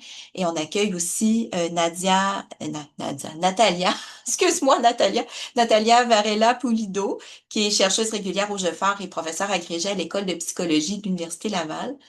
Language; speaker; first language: French; native; French